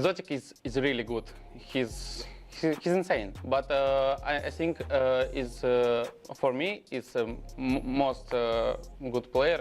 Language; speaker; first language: English; non-native, learner; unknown